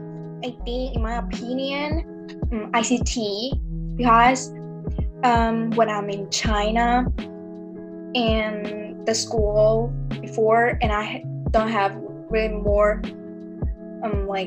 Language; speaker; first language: English; early bilingual, other home language; Indonesian